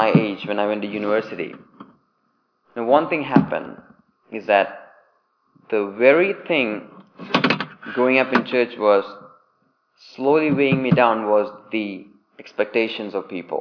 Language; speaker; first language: English; non-native, local second language; Malayalam